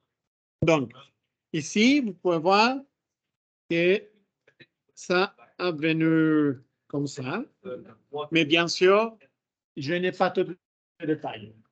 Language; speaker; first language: French; non-native, fluent; Spanish